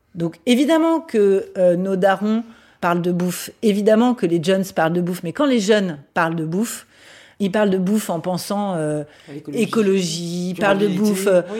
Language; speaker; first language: French; native; French